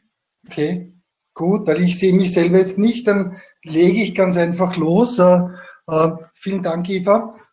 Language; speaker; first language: German; native; German